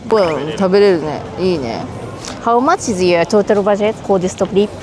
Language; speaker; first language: English; non-native, learner; Japanese